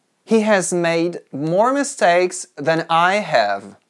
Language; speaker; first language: English; non-native, fluent; Polish